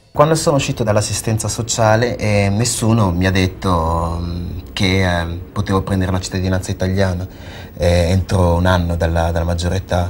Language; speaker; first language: Italian; early bilingual, other home language; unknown